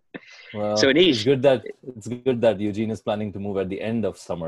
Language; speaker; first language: English; non-native, local second language; Marathi